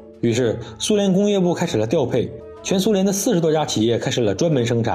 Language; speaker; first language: Chinese; native; Chinese